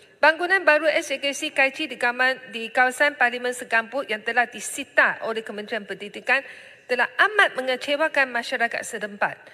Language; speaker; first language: Malay; non-native, local second language; Chinese